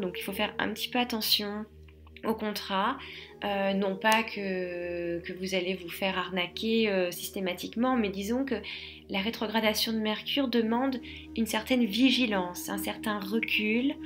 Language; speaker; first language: French; native; French